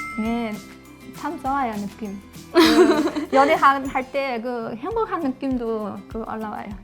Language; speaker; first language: Korean; non-native, learner; Chinese